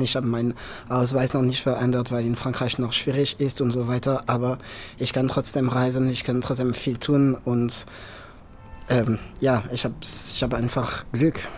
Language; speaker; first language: German; non-native, fluent; French